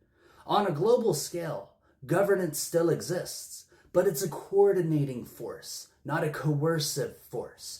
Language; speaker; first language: English; native; English